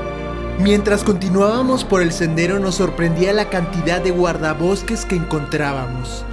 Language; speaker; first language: Spanish; native; Spanish